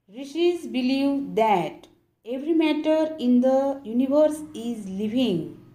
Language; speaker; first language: English; non-native, local second language; Marathi